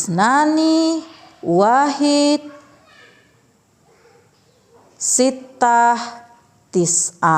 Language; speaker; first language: Arabic; non-native, fluent; Indonesian